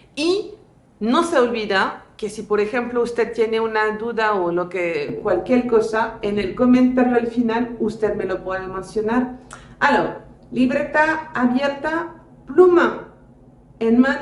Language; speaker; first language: Spanish; non-native, fluent; French